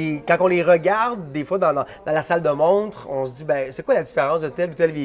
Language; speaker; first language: French; native; French